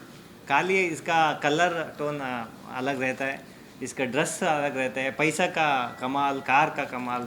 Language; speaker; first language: Hindi; non-native, local second language; Kannada